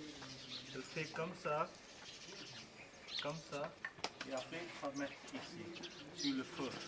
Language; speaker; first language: French; non-native, learner; Hindi